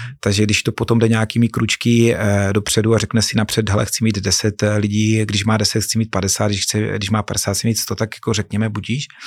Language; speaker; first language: Czech; native; Czech